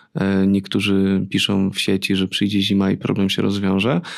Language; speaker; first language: Polish; native; Polish